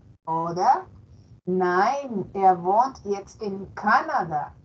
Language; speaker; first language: German; non-native, fluent; Spanish